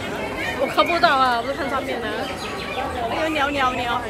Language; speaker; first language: Chinese; native; Chinese